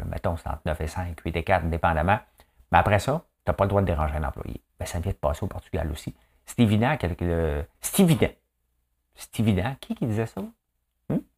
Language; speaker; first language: French; native; French